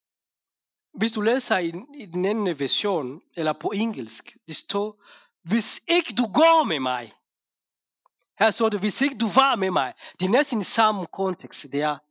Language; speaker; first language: Danish; non-native, fluent; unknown